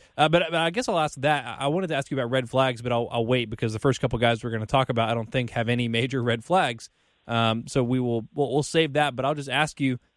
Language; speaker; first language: English; native; English